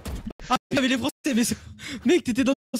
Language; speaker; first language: French; native; French